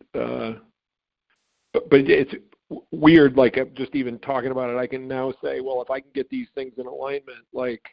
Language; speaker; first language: English; native; English